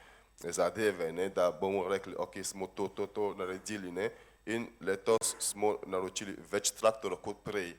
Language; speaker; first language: Slovenian; non-native, fluent; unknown